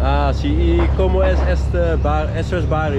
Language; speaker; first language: Spanish; non-native, learner; Dutch